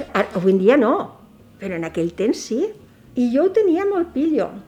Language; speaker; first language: Catalan; native; Catalan